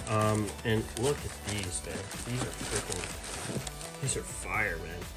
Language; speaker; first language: English; native; English